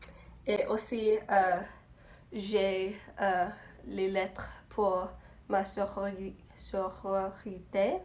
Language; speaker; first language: French; non-native, learner; English